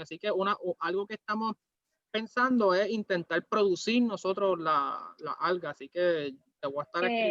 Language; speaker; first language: Spanish; native; Spanish